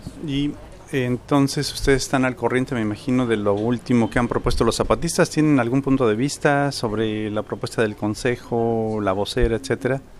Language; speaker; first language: Spanish; native; Spanish